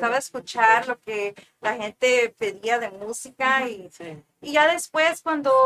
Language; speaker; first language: Spanish; early bilingual, heritage; Spanish